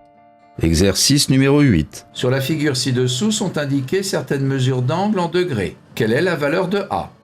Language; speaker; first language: French; native; French